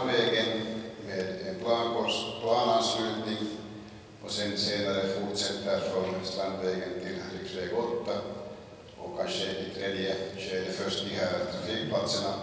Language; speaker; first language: Swedish; non-native, local second language; Finnish